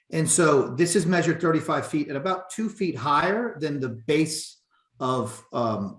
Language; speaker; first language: English; native; English